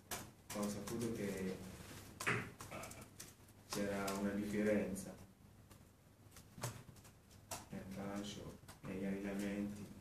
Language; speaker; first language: Italian; non-native, fluent; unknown